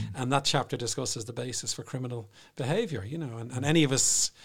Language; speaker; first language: English; native; English